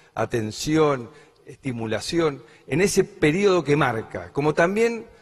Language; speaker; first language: Spanish; native; Spanish